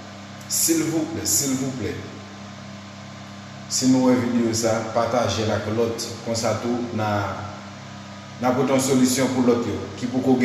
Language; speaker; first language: French; non-native, learner; Haitian Creole